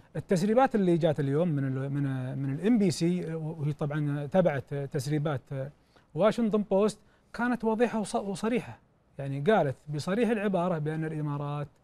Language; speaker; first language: Arabic; native; Arabic